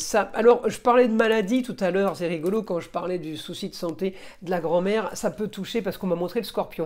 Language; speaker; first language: French; native; French